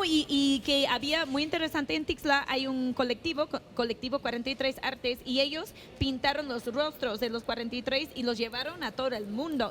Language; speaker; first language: Spanish; non-native, fluent; English